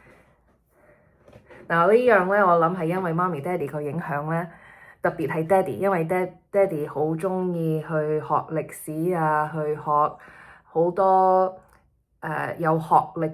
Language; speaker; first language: Cantonese; early bilingual, heritage; Cantonese